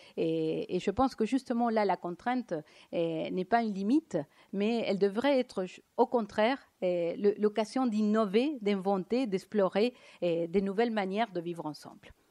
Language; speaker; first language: French; non-native, fluent; Spanish